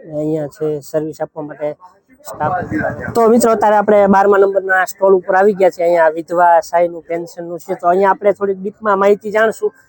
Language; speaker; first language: Gujarati; native; Gujarati